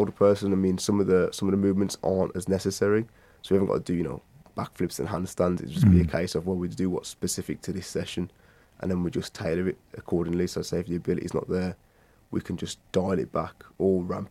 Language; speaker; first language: English; native; English